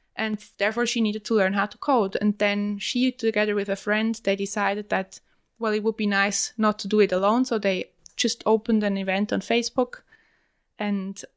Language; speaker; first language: English; non-native, fluent; German